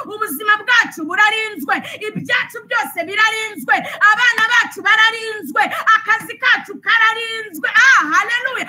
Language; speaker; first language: Kinyarwanda; early bilingual, heritage; Kinyarwanda